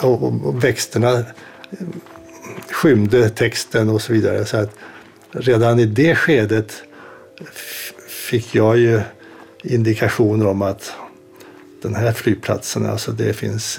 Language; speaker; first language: Swedish; native; Swedish